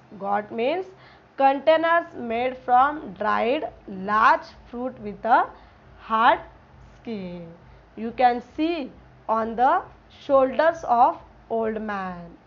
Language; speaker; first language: English; non-native, local second language; Marathi